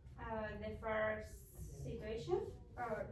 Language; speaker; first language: English; non-native, learner; Spanish